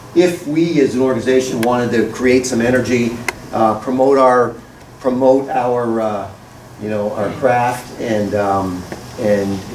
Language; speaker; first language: English; native; English